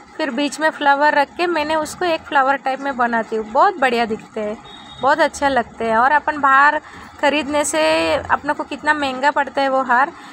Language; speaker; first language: Hindi; non-native, local second language; Telugu